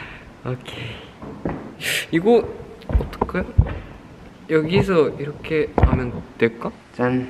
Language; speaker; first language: Korean; non-native, fluent; Japanese